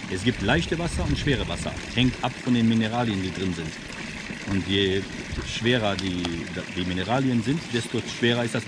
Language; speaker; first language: German; non-native, fluent; Bosnian